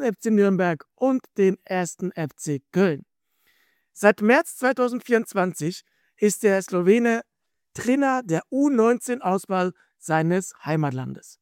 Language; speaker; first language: German; native; German